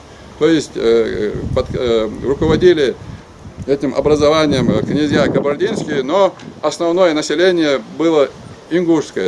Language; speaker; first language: Russian; non-native, local second language; Ingush